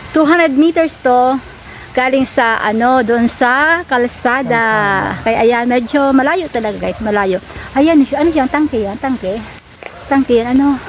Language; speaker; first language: Filipino; non-native, local second language; Bikol